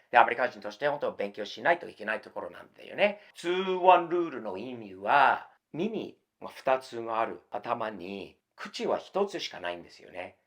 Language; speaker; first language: Japanese; non-native, fluent; English